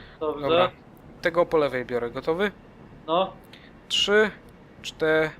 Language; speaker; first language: Polish; native; Polish